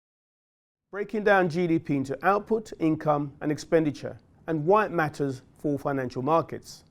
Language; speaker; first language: English; native; English